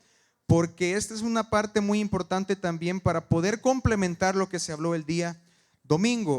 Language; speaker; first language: Spanish; native; Spanish